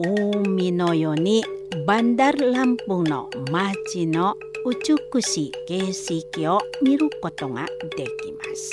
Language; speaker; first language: Japanese; non-native, learner; Indonesian